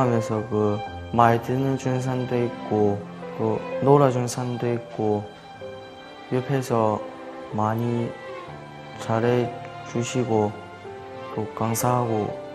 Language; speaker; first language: Korean; non-native, learner; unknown